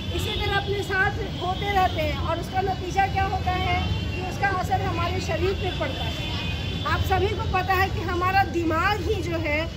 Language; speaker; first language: Hindi; native; Hindi